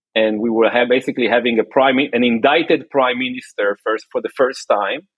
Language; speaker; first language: English; non-native, fluent; Hebrew